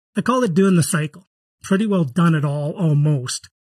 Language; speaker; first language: English; native; English